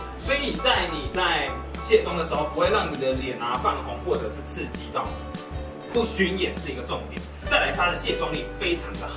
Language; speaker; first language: Chinese; native; Chinese